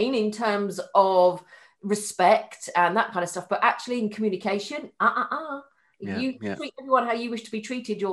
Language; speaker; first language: English; native; English